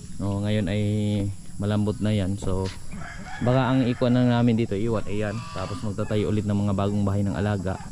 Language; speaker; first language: Filipino; non-native, local second language; Cebuano